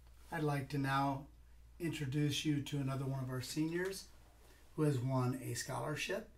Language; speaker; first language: English; native; English